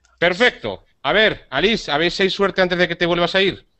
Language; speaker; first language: Spanish; native; Spanish